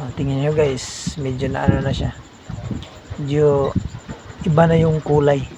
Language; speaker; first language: Filipino; non-native, local second language; Cebuano